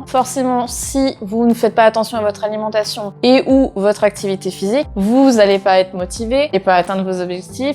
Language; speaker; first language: French; native; French